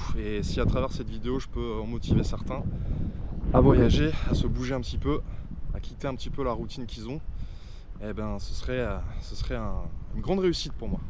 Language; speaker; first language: French; native; French